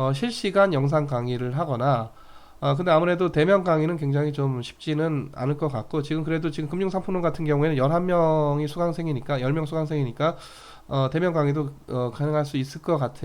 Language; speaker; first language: Korean; native; Korean